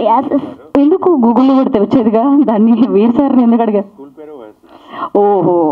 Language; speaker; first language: Telugu; native; Telugu